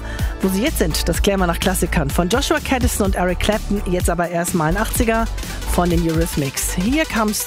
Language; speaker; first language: German; native; German